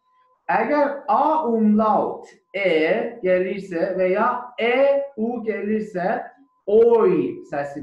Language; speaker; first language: Turkish; non-native, learner; German